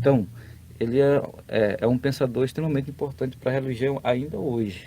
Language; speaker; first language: Portuguese; native; Portuguese